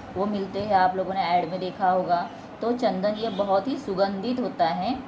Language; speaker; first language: Hindi; non-native, local second language; Marathi